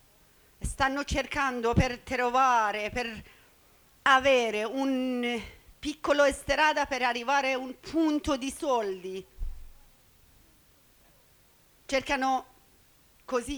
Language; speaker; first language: Italian; non-native, learner; Persian